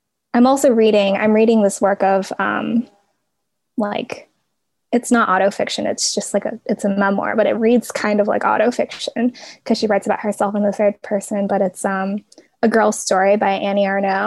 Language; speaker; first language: English; native; English